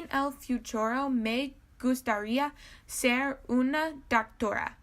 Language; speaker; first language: Spanish; non-native, learner; English